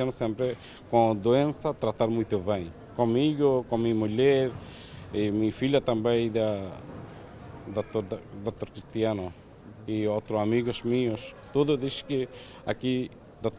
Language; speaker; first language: Portuguese; non-native, learner; Bangla